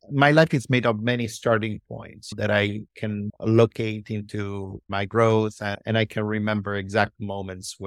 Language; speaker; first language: English; non-native, fluent; Italian